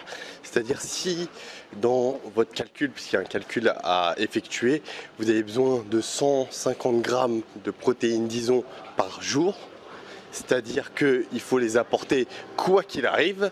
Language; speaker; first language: French; native; French